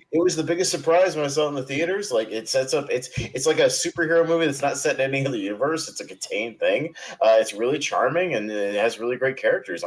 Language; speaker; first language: English; native; English